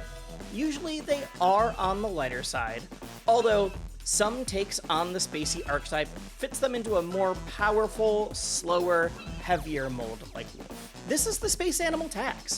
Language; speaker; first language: English; native; English